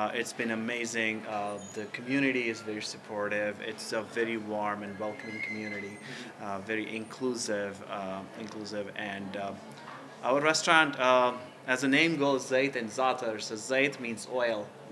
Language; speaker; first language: English; non-native, local second language; Hindi